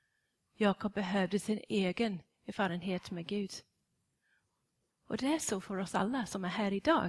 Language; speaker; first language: Swedish; non-native, fluent; English